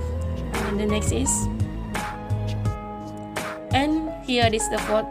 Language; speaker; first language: English; non-native, learner; Indonesian